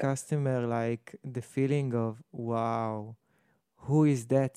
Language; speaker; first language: English; non-native, fluent; Hebrew